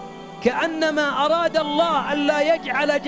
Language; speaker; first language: Arabic; native; Arabic